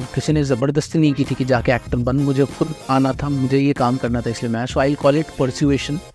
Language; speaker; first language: Hindi; non-native, local second language; Marathi